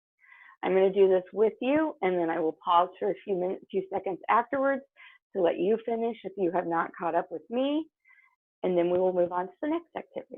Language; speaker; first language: English; native; English